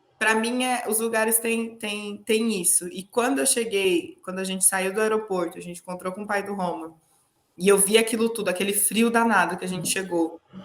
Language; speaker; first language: Portuguese; native; Portuguese